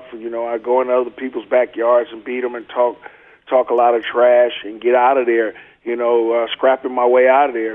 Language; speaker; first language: English; native; English